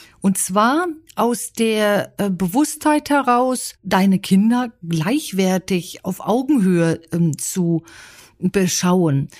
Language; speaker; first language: German; native; German